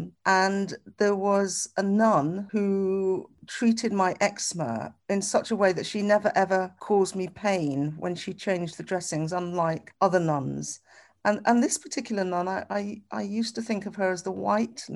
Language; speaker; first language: English; native; English